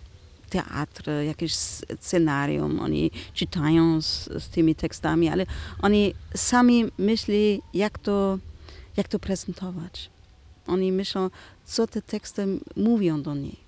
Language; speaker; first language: Polish; non-native, learner; German